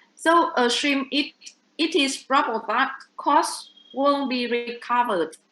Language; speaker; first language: English; non-native, fluent; Vietnamese